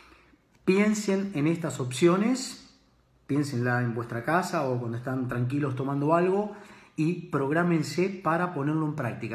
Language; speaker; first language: Spanish; native; Spanish